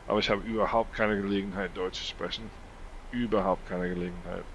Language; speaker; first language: German; non-native, fluent; English